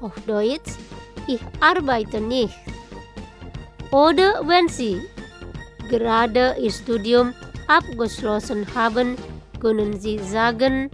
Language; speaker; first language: German; non-native, fluent; Indonesian